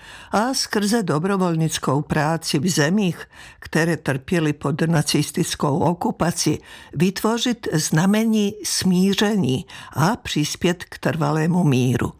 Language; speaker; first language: Czech; non-native, fluent; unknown